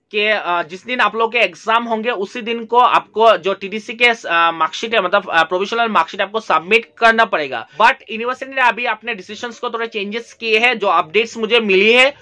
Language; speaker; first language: Hindi; non-native, local second language; Bangla